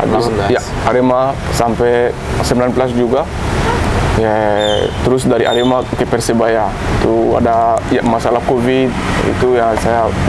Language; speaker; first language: Indonesian; non-native, learner; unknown